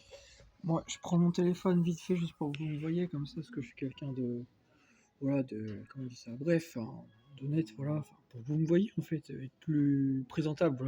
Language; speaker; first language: French; native; French